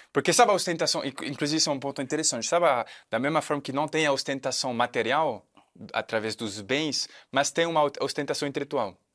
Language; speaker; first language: Portuguese; non-native, fluent; French